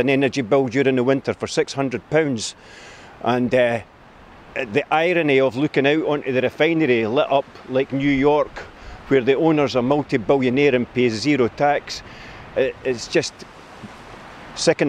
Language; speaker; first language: English; native; English